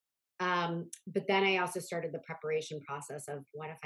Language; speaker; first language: English; native; English